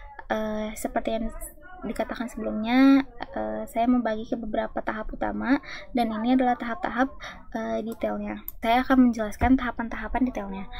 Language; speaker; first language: Indonesian; native; Indonesian